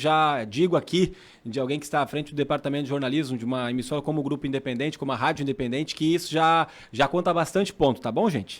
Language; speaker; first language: Portuguese; native; Portuguese